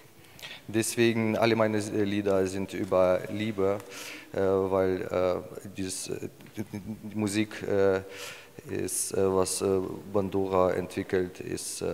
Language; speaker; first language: German; non-native, learner; Ukrainian